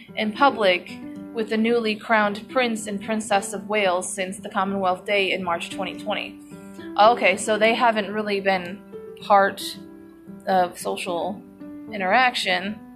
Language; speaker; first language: English; native; English